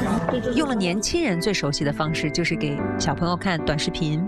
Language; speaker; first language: Chinese; native; Chinese